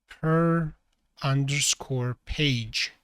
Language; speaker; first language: English; non-native, fluent; Georgian